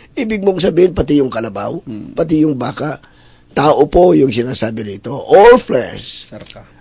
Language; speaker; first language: Filipino; non-native, local second language; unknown